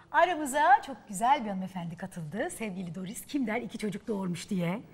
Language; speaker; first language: Turkish; native; Turkish